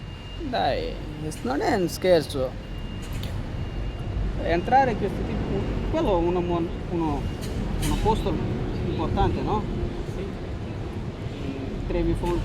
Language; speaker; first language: Italian; non-native, learner; Telugu